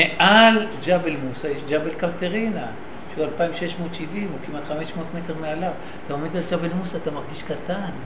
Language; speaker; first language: Hebrew; native; Hebrew